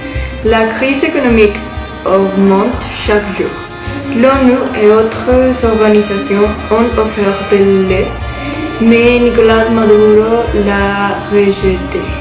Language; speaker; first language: French; non-native, learner; Spanish